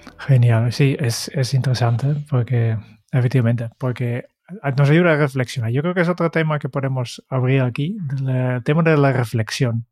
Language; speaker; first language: Spanish; non-native, fluent; Dutch